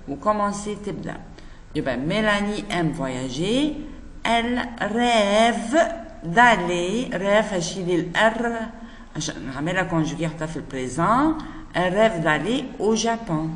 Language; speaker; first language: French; non-native, fluent; Arabic